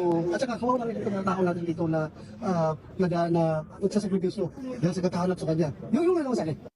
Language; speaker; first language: Filipino; non-native, local second language; Cebuano